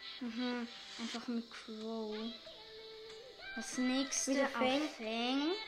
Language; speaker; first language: German; native; German